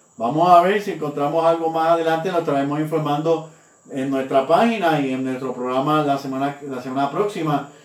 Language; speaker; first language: Spanish; native; Spanish